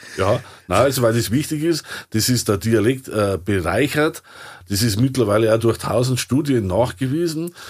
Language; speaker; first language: German; native; German